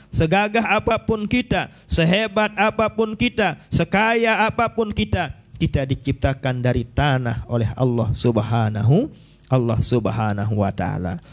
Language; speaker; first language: Malay; non-native, local second language; Sasak